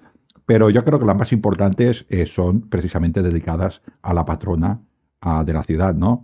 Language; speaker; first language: Spanish; native; Spanish